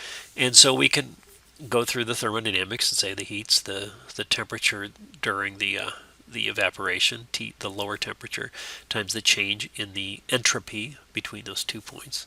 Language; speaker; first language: English; native; English